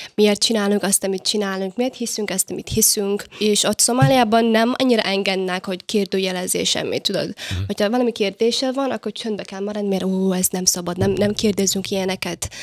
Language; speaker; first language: Hungarian; non-native, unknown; Somali